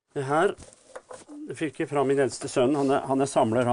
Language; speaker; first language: Norwegian; native; Norwegian